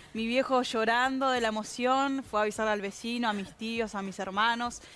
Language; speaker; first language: Spanish; native; Spanish